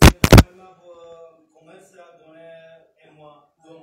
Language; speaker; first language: French; non-native, learner; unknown